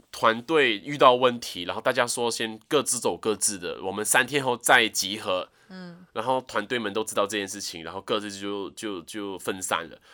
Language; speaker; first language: Chinese; native; Chinese